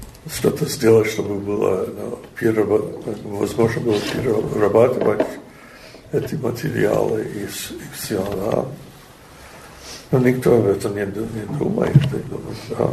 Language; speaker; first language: Russian; non-native, learner; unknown